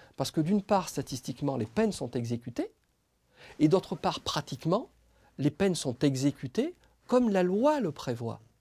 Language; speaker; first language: French; native; French